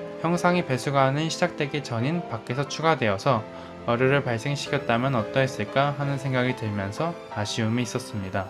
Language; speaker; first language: Korean; native; Korean